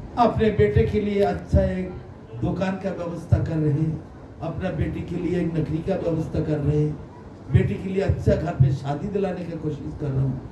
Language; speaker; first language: Hindi; non-native, local second language; Bangla